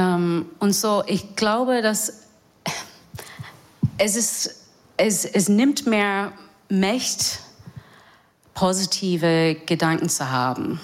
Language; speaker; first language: German; non-native, learner; English